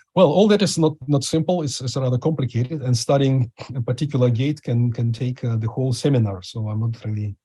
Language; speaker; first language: English; non-native, fluent; Russian